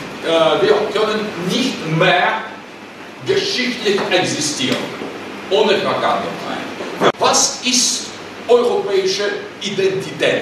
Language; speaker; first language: German; non-native, learner; Russian